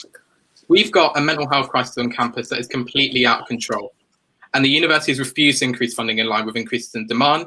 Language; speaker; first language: English; native; English